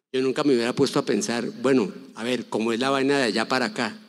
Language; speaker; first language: Spanish; native; Spanish